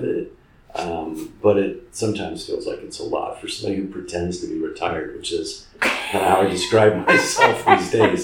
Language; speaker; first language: English; native; English